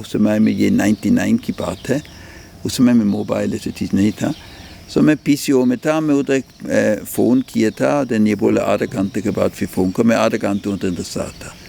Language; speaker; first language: Hindi; non-native, fluent; German